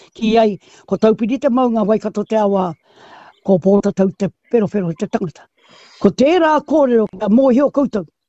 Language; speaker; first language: Māori; native; Māori